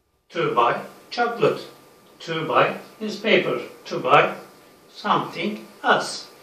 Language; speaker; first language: English; non-native, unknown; Turkish